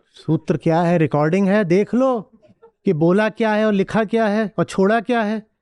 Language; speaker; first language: Hindi; native; Hindi